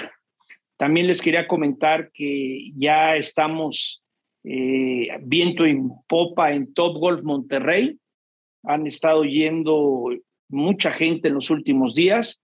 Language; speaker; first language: Spanish; native; Spanish